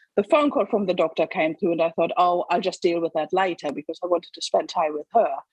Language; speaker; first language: English; non-native, fluent; German